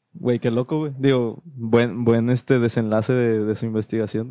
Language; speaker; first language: Spanish; native; Spanish